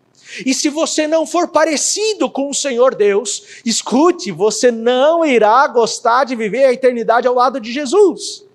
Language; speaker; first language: Portuguese; native; Portuguese